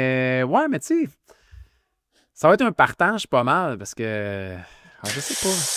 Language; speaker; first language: French; native; French